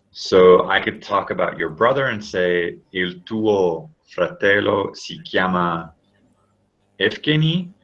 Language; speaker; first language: Italian; non-native, learner; English